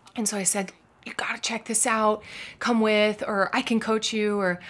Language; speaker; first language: English; native; English